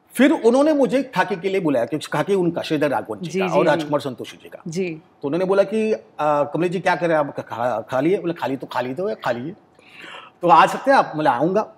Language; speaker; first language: Hindi; non-native, local second language; Marathi